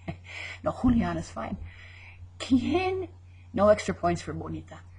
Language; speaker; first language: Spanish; non-native, fluent; English